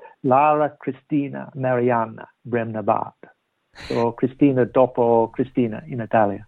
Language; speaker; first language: Italian; non-native, learner; English